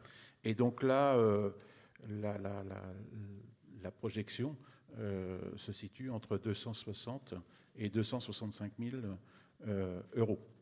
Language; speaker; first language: French; native; French